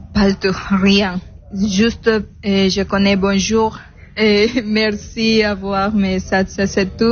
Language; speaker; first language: French; non-native, learner; Spanish